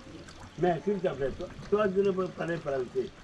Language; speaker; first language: French; non-native, learner; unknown